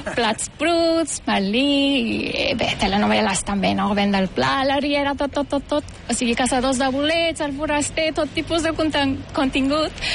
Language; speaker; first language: Catalan; non-native, fluent; Turkish